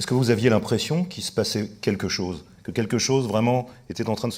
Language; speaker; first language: French; native; French